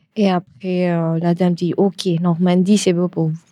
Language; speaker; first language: French; non-native, learner; Bangla